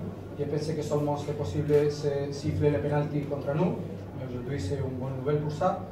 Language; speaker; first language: French; non-native, learner; Spanish